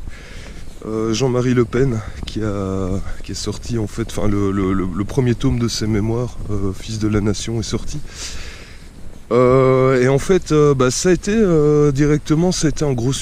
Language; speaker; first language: French; native; French